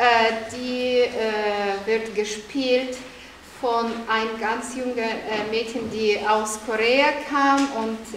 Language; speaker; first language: German; non-native, fluent; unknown